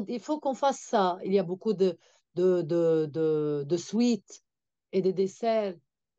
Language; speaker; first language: French; non-native, local second language; Arabic